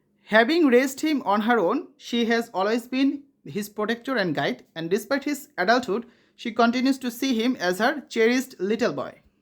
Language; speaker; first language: English; non-native, local second language; Bangla